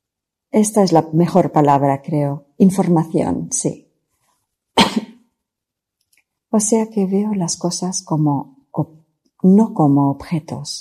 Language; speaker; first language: Spanish; non-native, fluent; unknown